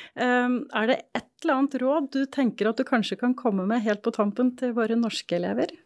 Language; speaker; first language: Norwegian; native; Norwegian